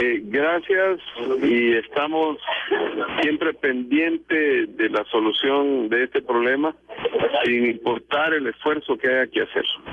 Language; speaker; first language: Spanish; native; Spanish